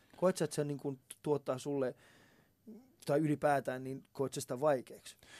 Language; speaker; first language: Finnish; non-native, fluent; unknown